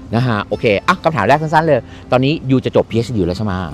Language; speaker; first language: Thai; native; Thai